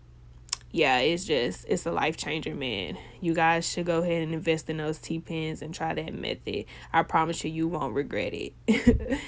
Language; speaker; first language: English; native; English